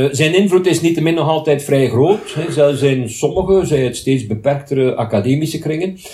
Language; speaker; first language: Dutch; native; Dutch